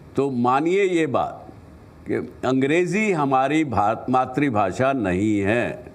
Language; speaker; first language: Hindi; native; Hindi